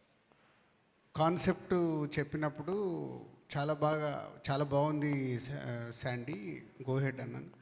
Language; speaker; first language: Telugu; native; Telugu